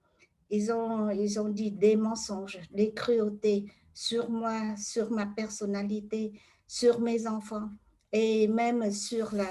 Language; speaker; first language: French; non-native, fluent; Vietnamese